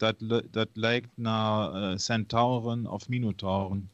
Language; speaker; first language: Dutch; non-native, learner; German